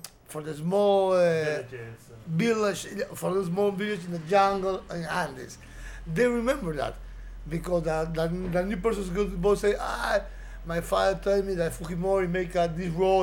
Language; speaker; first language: English; non-native, learner; Spanish